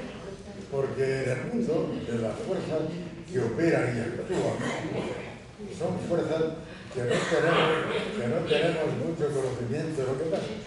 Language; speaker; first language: Spanish; native; Spanish